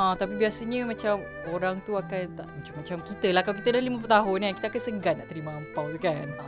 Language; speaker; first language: Malay; non-native, local second language; Min Nan Chinese